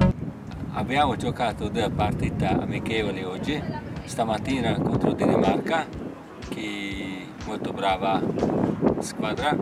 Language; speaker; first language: Italian; non-native, learner; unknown